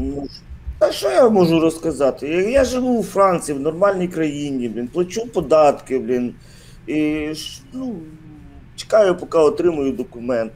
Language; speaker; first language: Ukrainian; native; Ukrainian